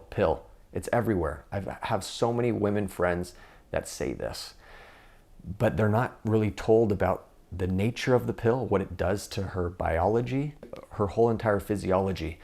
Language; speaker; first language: English; native; English